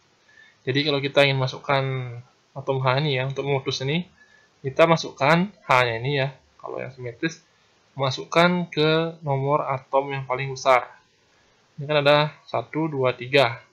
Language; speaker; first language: Indonesian; native; Indonesian